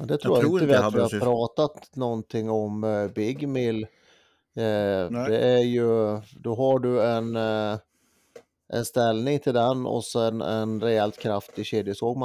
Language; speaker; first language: Swedish; native; Swedish